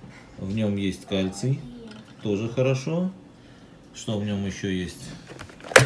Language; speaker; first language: Russian; native; Russian